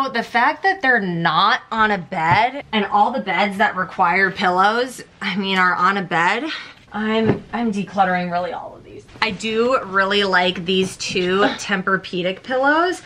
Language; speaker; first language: English; native; English